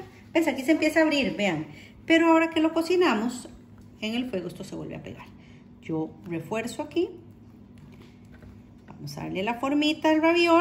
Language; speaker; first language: Spanish; native; Spanish